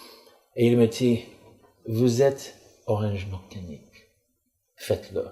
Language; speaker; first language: French; non-native, fluent; English